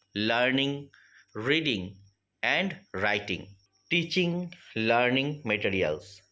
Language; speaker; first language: English; non-native, local second language; Bangla